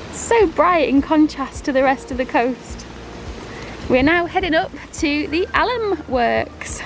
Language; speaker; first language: English; native; English